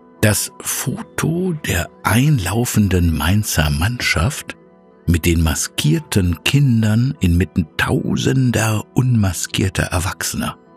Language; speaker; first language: German; native; German